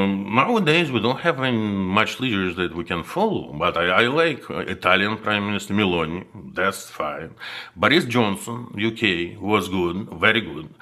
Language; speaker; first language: English; non-native, fluent; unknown